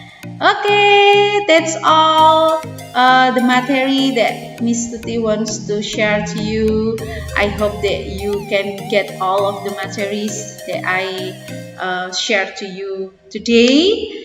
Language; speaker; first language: English; non-native, fluent; Indonesian